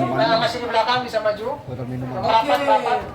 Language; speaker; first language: Indonesian; native; Indonesian